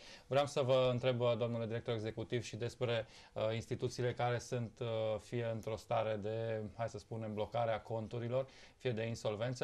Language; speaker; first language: Romanian; native; Romanian